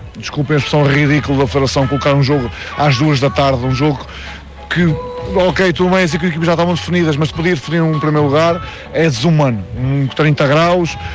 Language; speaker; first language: Portuguese; native; Portuguese